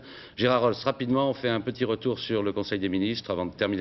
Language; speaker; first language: French; native; French